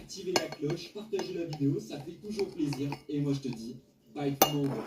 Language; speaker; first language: French; native; French